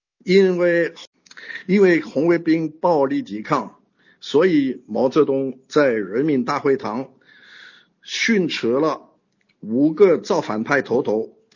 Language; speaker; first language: Chinese; non-native, fluent; French